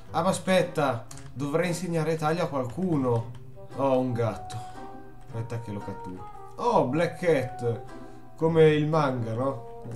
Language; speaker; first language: Italian; native; Italian